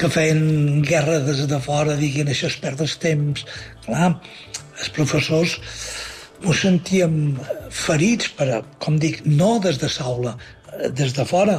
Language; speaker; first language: Catalan; native; Catalan